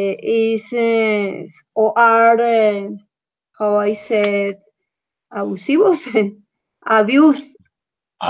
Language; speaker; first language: English; non-native, learner; Spanish